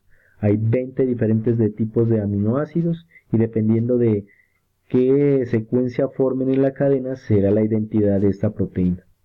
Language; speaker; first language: Spanish; native; Spanish